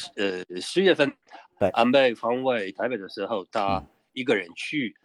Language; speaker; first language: Chinese; non-native, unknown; Japanese